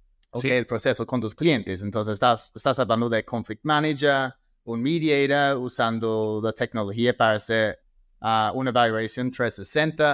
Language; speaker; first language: Spanish; non-native, fluent; English